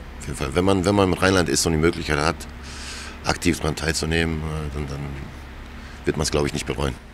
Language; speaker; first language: German; early bilingual, other home language; Croatian